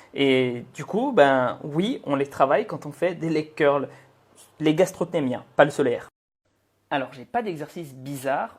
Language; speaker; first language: French; native; French